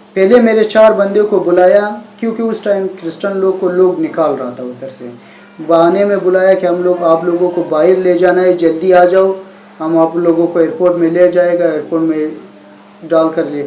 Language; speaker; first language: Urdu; non-native, learner; Persian